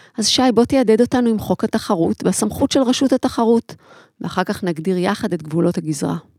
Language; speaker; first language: Hebrew; native; Hebrew